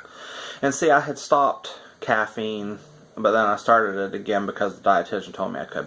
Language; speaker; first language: English; native; English